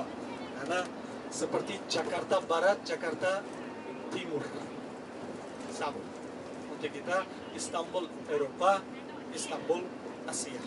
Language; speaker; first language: Indonesian; non-native, fluent; Turkish